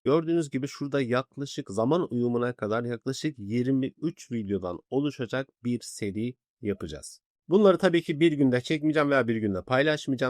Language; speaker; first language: Turkish; native; Turkish